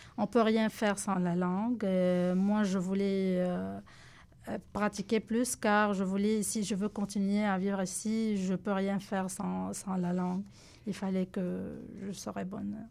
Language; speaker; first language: French; non-native, local second language; Arabic